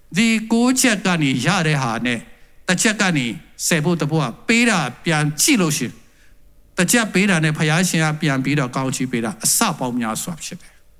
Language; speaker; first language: Burmese; non-native, local second language; Tedim Chin